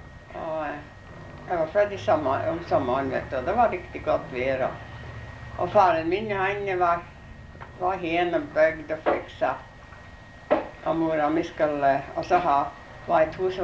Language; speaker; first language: Norwegian; early bilingual, heritage; Norwegian